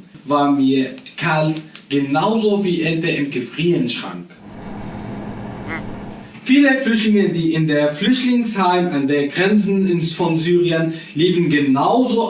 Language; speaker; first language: German; non-native, fluent; Arabic